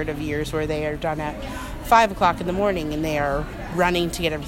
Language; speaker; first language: English; native; English